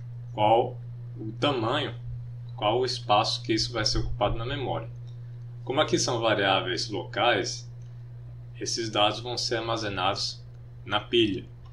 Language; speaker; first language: Portuguese; native; Portuguese